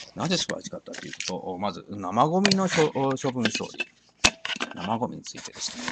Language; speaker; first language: Japanese; native; Japanese